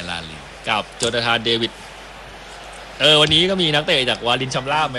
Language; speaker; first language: Thai; native; Thai